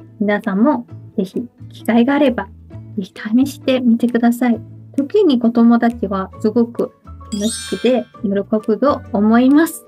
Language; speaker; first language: Japanese; non-native, fluent; Chinese